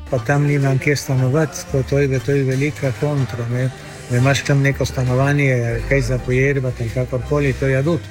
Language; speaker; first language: Slovenian; early bilingual, heritage; Slovenian